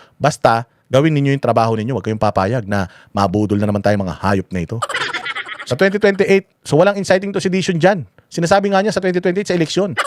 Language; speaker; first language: Filipino; native; Filipino